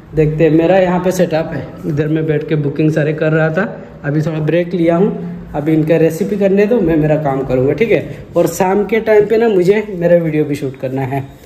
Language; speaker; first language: Hindi; non-native, local second language; Konkani